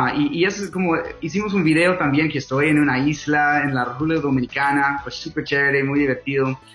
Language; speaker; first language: Spanish; non-native, fluent; English